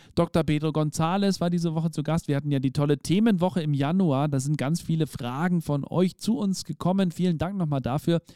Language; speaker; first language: German; native; German